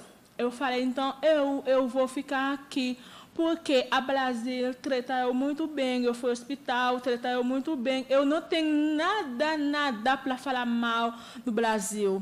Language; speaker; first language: Portuguese; non-native, learner; Haitian Creole